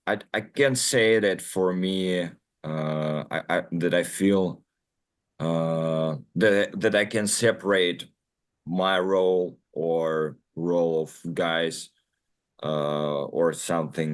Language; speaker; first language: English; non-native, learner; Russian